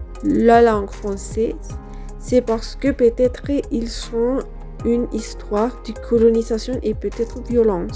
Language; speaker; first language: French; non-native, fluent; Spanish